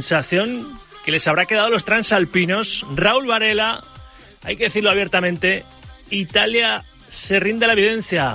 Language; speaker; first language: Spanish; native; Spanish